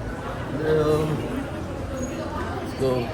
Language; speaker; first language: English; non-native, fluent; Filipino